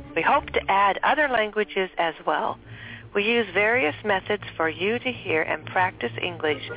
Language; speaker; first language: English; native; English